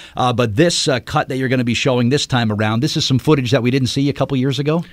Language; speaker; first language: English; native; English